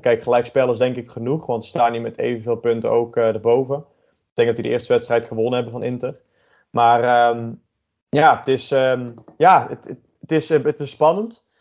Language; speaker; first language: Dutch; native; Dutch